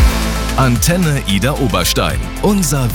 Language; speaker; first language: German; native; German